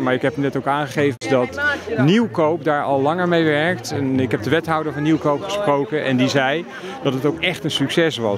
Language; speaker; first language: Dutch; native; Dutch